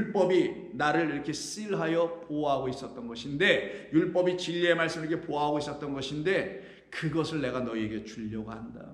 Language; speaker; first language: Korean; native; Korean